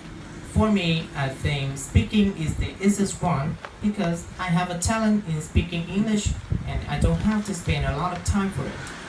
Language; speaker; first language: English; non-native, fluent; Vietnamese